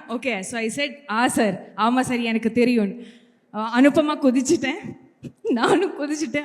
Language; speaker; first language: Tamil; non-native, learner; Malayalam